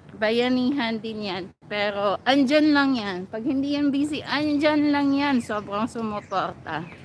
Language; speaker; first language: Filipino; native; Filipino